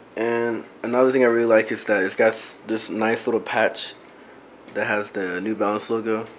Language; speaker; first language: English; native; English